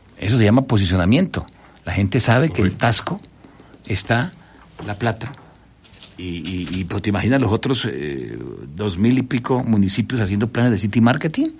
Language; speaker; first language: Spanish; native; Spanish